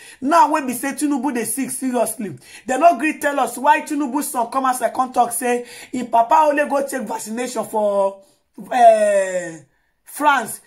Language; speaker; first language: Nigerian Pidgin; native; Nigerian Pidgin